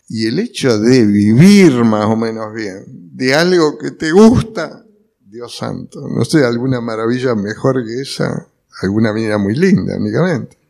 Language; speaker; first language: Spanish; early bilingual, other home language; Italian